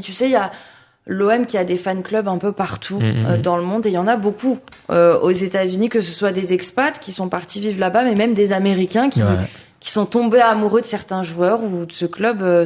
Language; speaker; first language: French; native; French